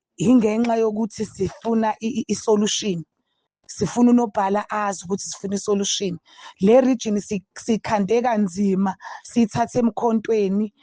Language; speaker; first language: Zulu; native; Zulu